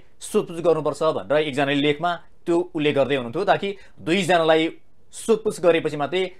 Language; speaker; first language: Nepali; native; Nepali